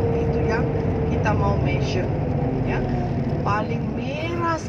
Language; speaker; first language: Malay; non-native, learner; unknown